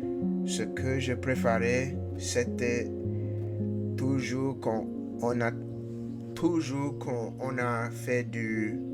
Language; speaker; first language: French; non-native, learner; English